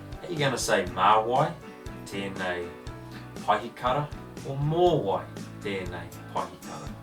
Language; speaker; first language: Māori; non-native, local second language; English